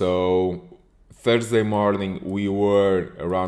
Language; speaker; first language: English; non-native, fluent; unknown